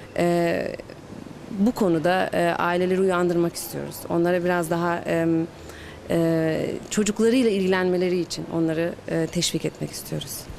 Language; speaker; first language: Turkish; early bilingual, heritage; Turkish